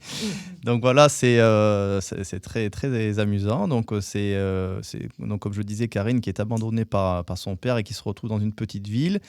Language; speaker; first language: French; native; French